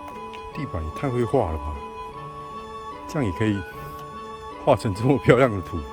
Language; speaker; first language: Chinese; native; Chinese